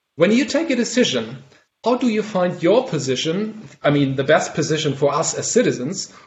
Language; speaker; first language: English; non-native, fluent; German